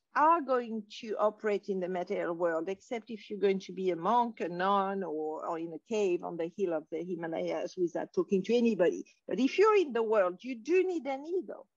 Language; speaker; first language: English; non-native, fluent; French